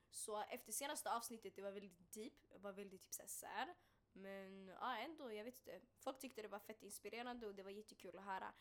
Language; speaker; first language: Swedish; early bilingual, other home language; Tigrinya